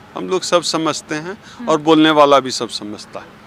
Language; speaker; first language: Hindi; native; Hindi